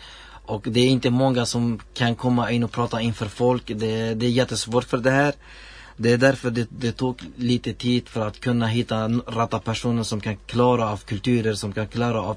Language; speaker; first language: Swedish; non-native, learner; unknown